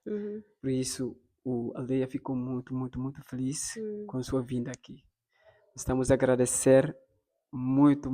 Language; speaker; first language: Portuguese; non-native, local second language; Fula